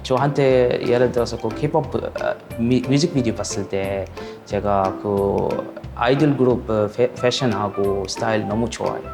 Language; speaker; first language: Korean; non-native, learner; Arabic